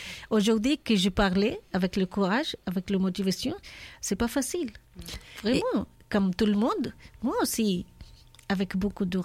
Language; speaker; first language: French; non-native, learner; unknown